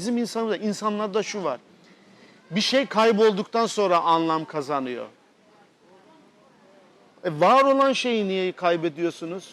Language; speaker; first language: Turkish; non-native, local second language; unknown